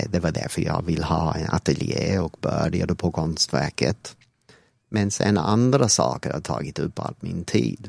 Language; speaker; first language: Swedish; non-native, fluent; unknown